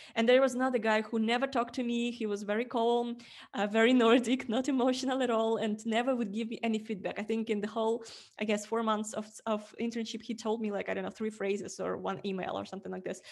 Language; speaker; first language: English; non-native, fluent; Ukrainian